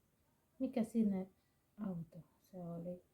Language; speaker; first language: Finnish; non-native, learner; Thai